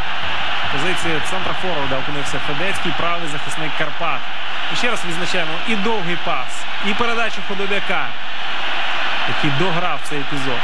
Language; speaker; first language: Ukrainian; native; Ukrainian